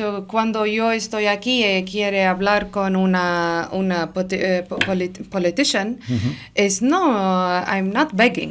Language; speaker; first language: Spanish; non-native, learner; Arabic